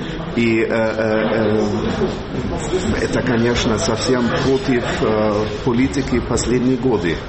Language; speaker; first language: Russian; non-native, fluent; German